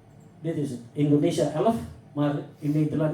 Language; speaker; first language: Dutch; non-native, fluent; Indonesian